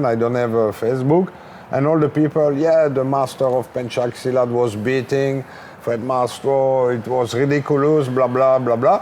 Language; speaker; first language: English; non-native, learner; French